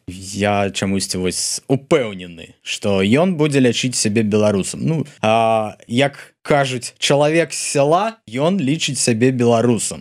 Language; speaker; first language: Belarusian; non-native, local second language; Russian